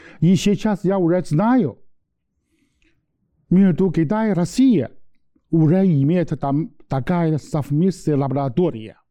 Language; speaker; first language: Russian; non-native, learner; Chinese